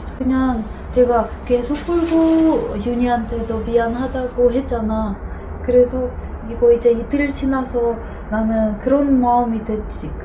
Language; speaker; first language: Korean; non-native, fluent; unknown